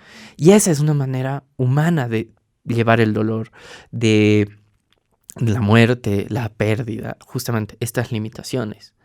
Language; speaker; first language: Spanish; native; Spanish